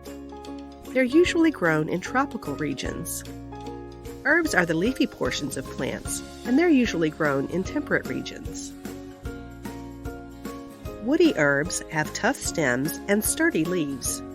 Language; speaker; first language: English; native; English